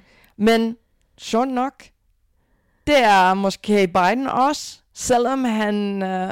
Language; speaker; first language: Danish; non-native, fluent; English